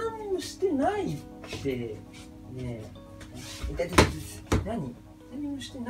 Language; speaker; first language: Japanese; native; Japanese